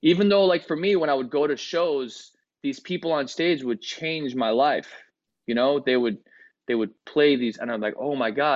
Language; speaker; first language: English; early bilingual, other home language; Greek